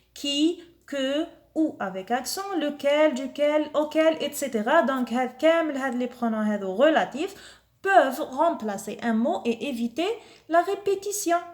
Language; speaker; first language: French; non-native, local second language; Arabic